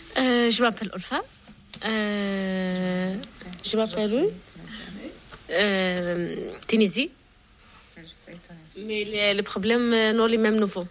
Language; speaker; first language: French; non-native, learner; Arabic